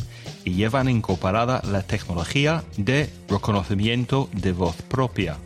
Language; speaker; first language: Spanish; non-native, fluent; English